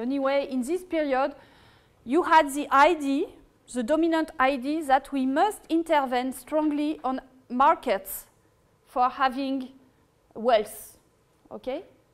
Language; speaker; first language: English; non-native, fluent; French